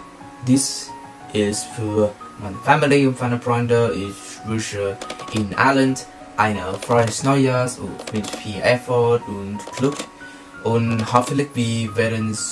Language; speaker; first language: German; non-native, learner; Vietnamese